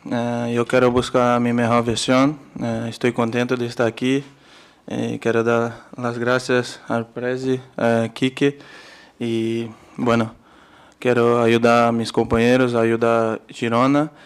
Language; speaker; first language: Spanish; non-native, learner; Portuguese